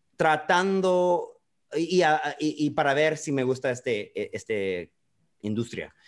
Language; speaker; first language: Spanish; early bilingual, heritage; Spanish